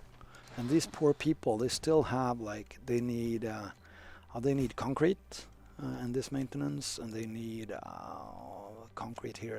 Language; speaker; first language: English; non-native, fluent; Swedish